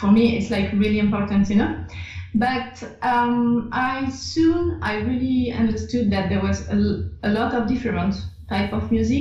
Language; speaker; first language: English; non-native, fluent; French